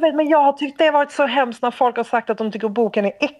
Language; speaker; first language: Swedish; native; Swedish